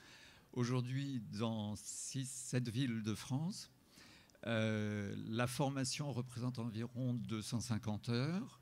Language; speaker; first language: French; native; French